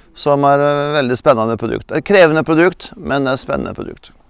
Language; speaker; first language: Swedish; non-native, fluent; Norwegian